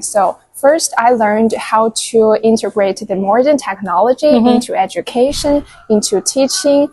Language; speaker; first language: English; non-native, fluent; Chinese